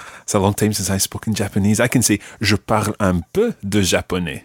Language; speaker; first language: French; non-native, fluent; English